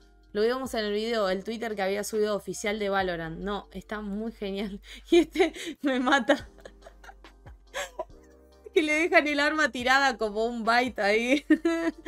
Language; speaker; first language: Spanish; native; Spanish